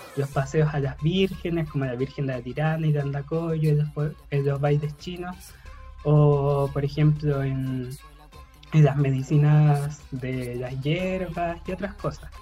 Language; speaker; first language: Spanish; native; Spanish